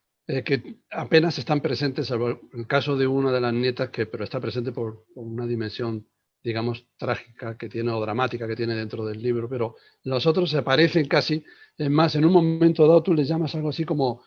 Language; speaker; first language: Spanish; native; Spanish